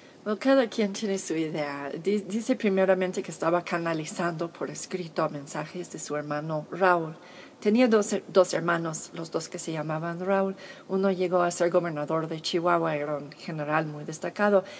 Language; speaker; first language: Spanish; non-native, fluent; English